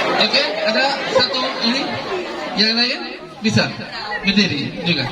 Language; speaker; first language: Indonesian; non-native, learner; Arabic